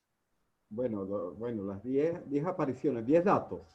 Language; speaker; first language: Spanish; native; Spanish